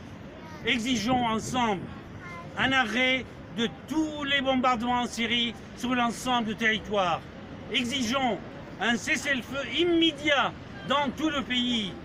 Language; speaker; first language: French; non-native, fluent; Arabic